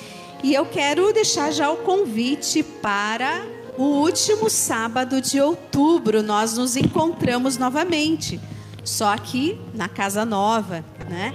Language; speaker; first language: Portuguese; native; Portuguese